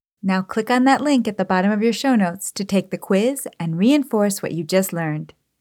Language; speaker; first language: English; native; English